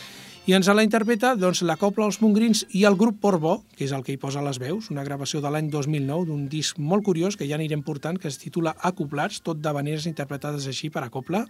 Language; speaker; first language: Catalan; native; Catalan